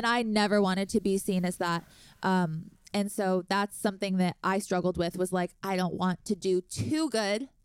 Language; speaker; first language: English; native; English